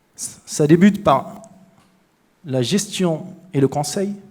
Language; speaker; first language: French; non-native, local second language; Arabic